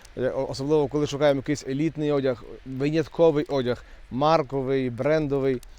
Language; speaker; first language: Ukrainian; native; Ukrainian